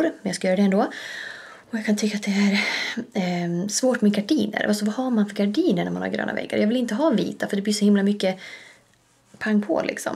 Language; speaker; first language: Swedish; native; Swedish